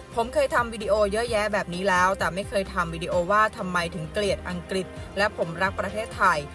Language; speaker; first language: Thai; native; Thai